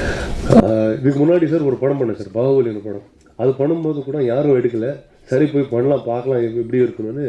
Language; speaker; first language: Tamil; non-native, local second language; Telugu